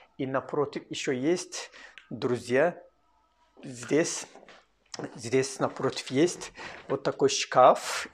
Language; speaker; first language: Russian; non-native, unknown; Turkish